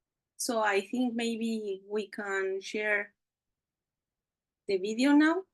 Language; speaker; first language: English; non-native, learner; Spanish